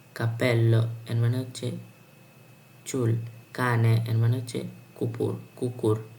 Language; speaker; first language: Bangla; native; Bangla